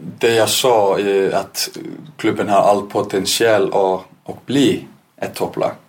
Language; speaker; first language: Swedish; non-native, fluent; Icelandic